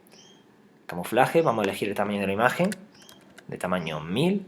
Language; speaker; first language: Spanish; native; Spanish